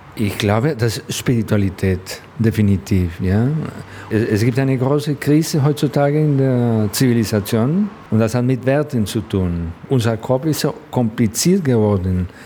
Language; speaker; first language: German; non-native, fluent; Spanish